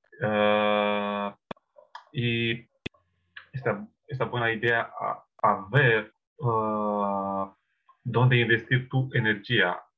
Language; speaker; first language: Spanish; non-native, learner; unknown